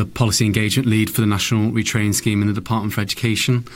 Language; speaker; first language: English; native; English